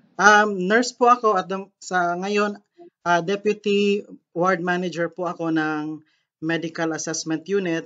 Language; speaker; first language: Filipino; non-native, local second language; Cebuano